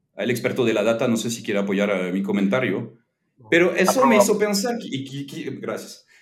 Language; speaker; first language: Spanish; non-native, fluent; French